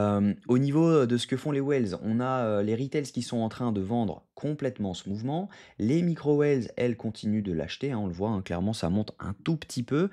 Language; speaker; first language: French; native; French